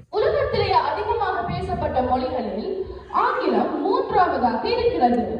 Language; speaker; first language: Tamil; early bilingual, heritage; Tamil